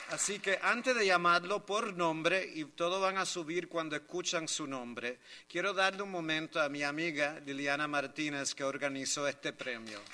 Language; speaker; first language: Spanish; early bilingual, heritage; Spanish